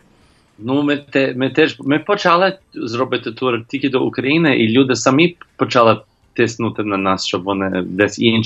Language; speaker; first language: Ukrainian; non-native, learner; English